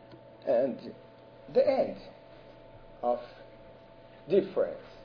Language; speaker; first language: English; non-native, learner; Portuguese